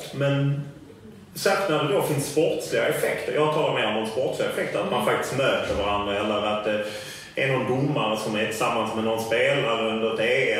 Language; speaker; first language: Swedish; native; Swedish